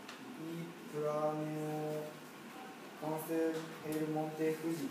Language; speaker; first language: Spanish; non-native, learner; Japanese